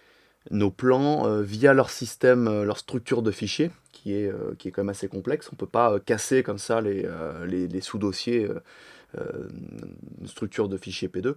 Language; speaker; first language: French; native; French